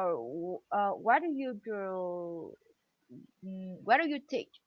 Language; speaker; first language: English; non-native, learner; Vietnamese